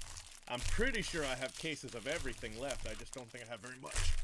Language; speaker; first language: English; native; English